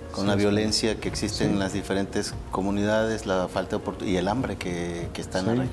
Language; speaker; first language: Spanish; native; Spanish